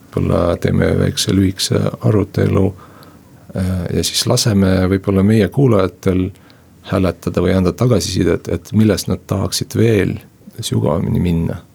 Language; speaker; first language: Estonian; non-native, local second language; Russian